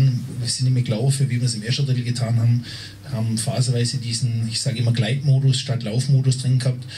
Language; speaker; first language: German; native; German